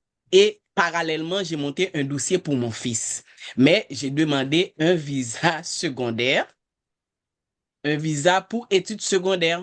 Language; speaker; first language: French; non-native, local second language; Haitian Creole